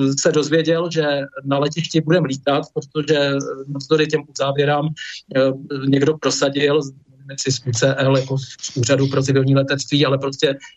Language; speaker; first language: Czech; native; Czech